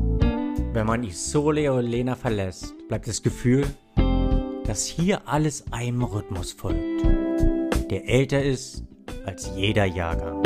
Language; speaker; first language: German; native; German